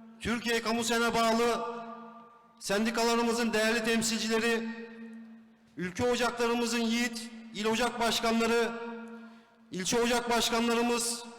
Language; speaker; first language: Turkish; native; Turkish